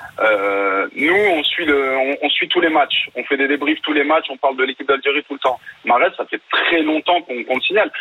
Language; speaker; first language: French; early bilingual, other home language; Arabic